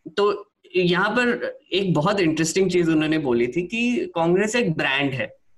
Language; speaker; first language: Hindi; non-native, local second language; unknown